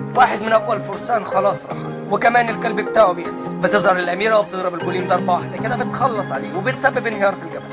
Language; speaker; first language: Arabic; native; Arabic